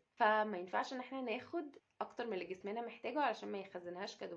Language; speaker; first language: Arabic; native; Arabic